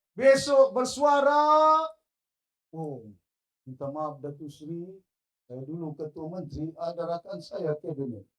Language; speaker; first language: Malay; non-native, local second language; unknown